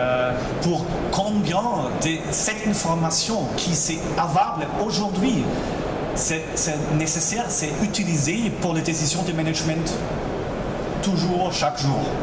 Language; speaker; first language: French; non-native, local second language; German